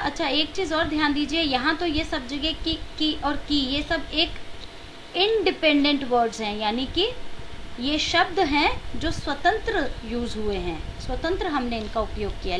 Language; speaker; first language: Hindi; native; Hindi